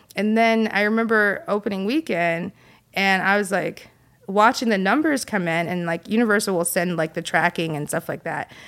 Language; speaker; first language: English; native; English